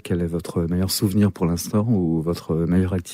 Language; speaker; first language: French; native; French